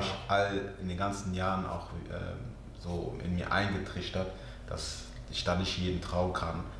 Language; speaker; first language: German; early bilingual, other home language; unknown